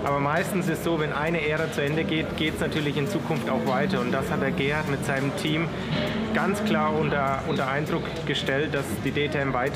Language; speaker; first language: German; native; German